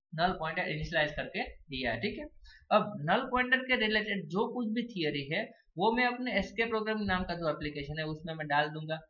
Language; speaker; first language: Hindi; non-native, local second language; Gujarati